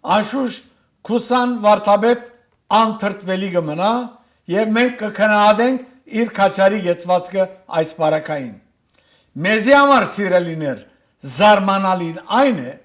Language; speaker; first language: Armenian; native; Armenian